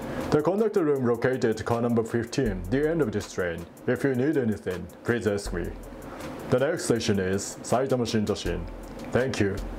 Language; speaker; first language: English; non-native, fluent; Japanese